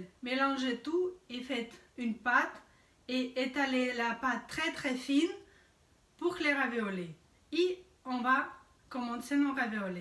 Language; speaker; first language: French; non-native, fluent; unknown